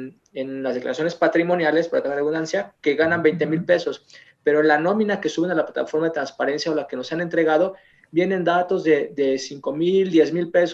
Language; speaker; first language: Spanish; native; Spanish